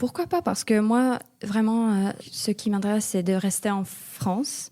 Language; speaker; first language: French; non-native, fluent; Finnish